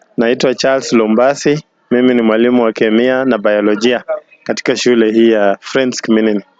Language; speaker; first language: Swahili; non-native, local second language; Luyia